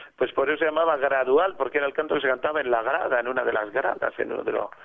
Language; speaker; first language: Spanish; native; Spanish